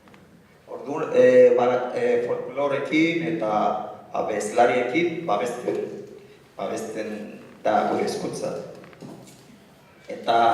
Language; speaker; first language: Basque; non-native, learner; Arabic